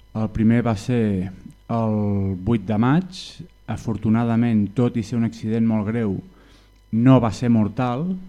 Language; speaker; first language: Catalan; native; Catalan